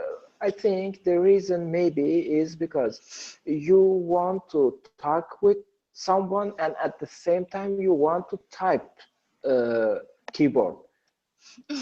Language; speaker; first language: English; non-native, learner; Persian